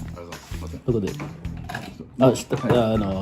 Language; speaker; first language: Japanese; non-native, learner; Filipino